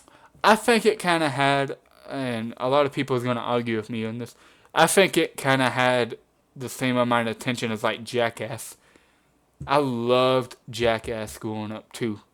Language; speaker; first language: English; native; English